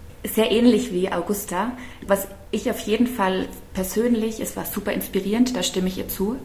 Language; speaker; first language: German; native; German